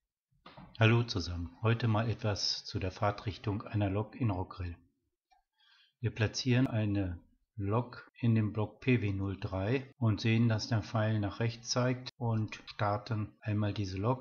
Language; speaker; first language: German; native; German